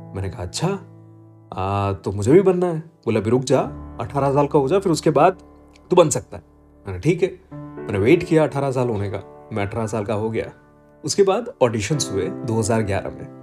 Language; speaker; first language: Hindi; non-native, local second language; Gujarati